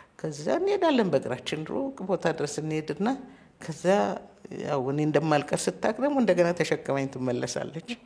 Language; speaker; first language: Amharic; native; Amharic